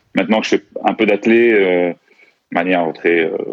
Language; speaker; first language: French; native; French